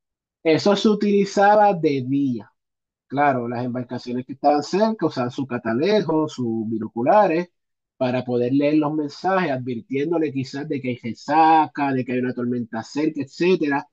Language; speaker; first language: Spanish; native; Spanish